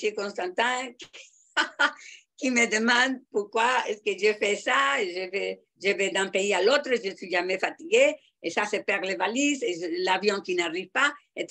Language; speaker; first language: French; non-native, fluent; Spanish